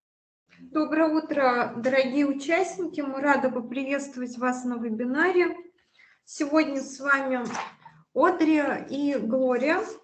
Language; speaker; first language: Russian; native; Russian